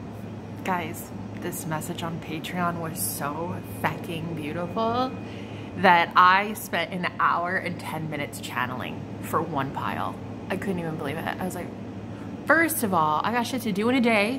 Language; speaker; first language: English; native; English